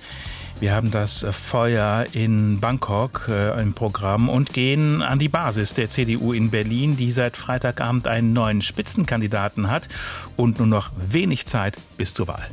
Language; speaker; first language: German; native; German